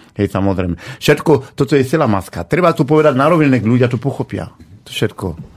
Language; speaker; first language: Slovak; non-native, fluent; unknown